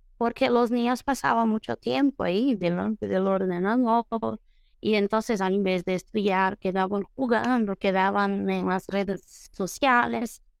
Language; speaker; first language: Spanish; non-native, fluent; Portuguese